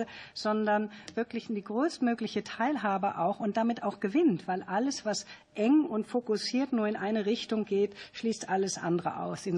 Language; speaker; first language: German; native; German